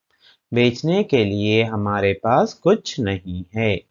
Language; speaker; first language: Hindi; non-native, local second language; Kannada